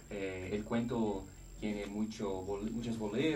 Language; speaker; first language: Spanish; non-native, learner; Portuguese